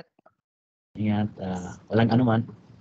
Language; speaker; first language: Filipino; non-native, learner; Bangla